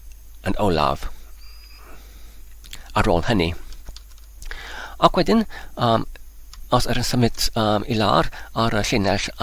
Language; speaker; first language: Welsh; non-native, learner; Polish